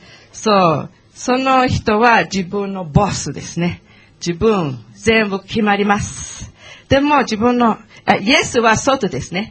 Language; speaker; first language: Japanese; non-native, learner; English